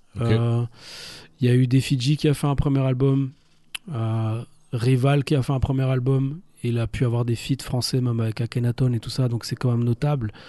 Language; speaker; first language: French; native; French